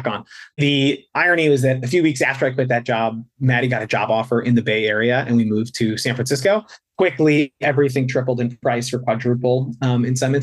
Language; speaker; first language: English; native; English